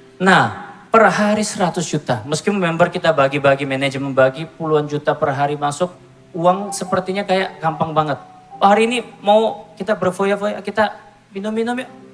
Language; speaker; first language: Indonesian; non-native, fluent; Korean